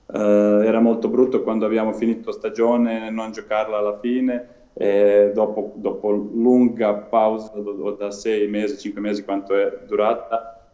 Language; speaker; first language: Italian; non-native, learner; Serbian